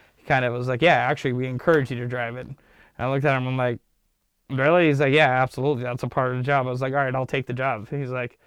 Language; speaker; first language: English; early bilingual, other home language; Turkish